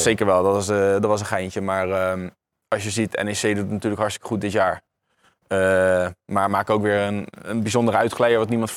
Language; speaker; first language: Dutch; native; Dutch